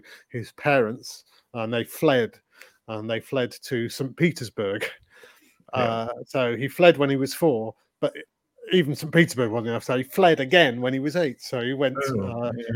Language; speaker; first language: English; native; English